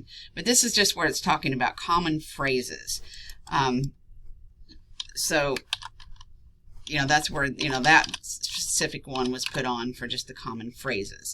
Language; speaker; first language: English; native; English